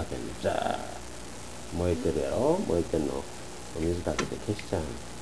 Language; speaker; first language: Japanese; native; Japanese